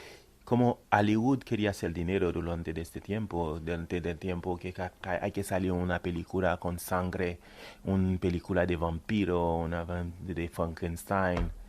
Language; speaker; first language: Spanish; non-native, fluent; Haitian Creole